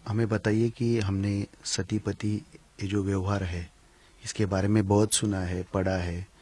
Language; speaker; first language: Hindi; non-native, local second language; Marathi